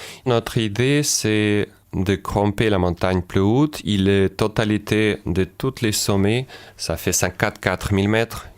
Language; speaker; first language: French; non-native, fluent; Ukrainian